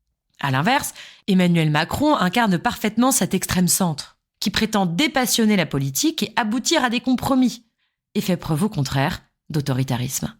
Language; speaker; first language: French; native; French